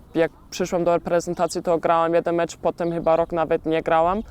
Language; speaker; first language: Polish; early bilingual, heritage; Polish